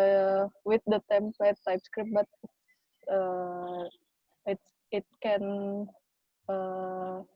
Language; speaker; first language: English; non-native, learner; Indonesian